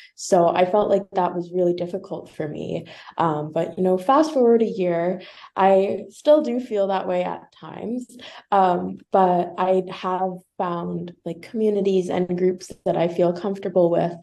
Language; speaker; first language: English; native; English